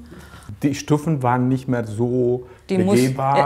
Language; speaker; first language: German; native; German